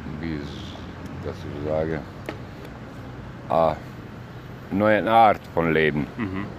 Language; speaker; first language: German; non-native, learner; Bosnian